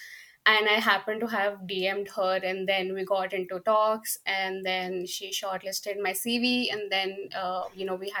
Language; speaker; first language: English; non-native, local second language; Hindi